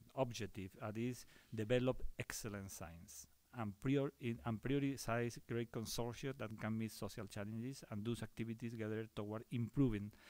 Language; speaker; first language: English; non-native, fluent; Spanish